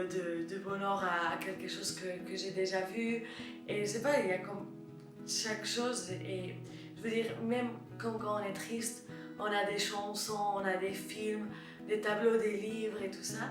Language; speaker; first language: French; non-native, fluent; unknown